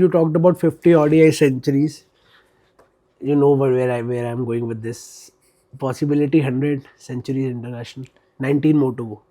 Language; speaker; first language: English; non-native, local second language; Hindi